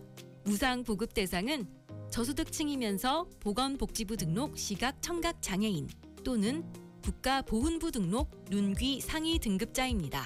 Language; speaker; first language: Korean; native; Korean